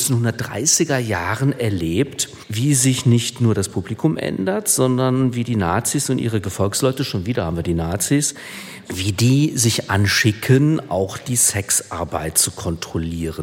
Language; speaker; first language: German; native; German